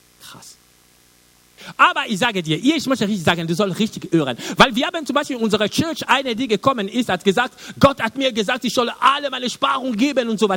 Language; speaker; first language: German; non-native, learner; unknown